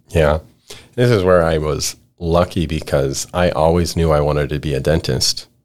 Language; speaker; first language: English; native; English